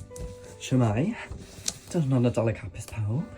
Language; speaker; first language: Welsh; non-native, local second language; English